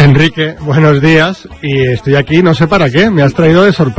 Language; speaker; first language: Spanish; native; Spanish